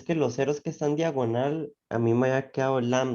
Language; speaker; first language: Spanish; native; Spanish